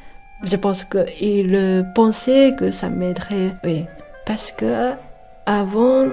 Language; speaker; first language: French; non-native, fluent; Japanese